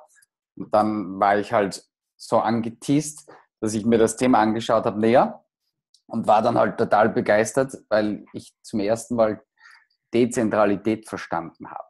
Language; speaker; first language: German; native; German